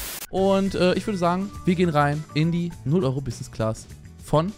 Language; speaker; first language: German; native; German